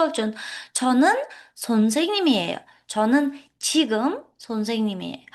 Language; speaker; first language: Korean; non-native, fluent; Uzbek